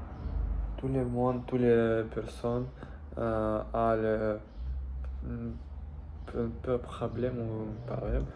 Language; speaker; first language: French; non-native, learner; Russian